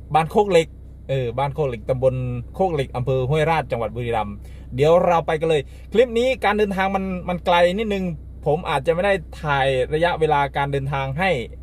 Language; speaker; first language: Thai; non-native, local second language; Khmer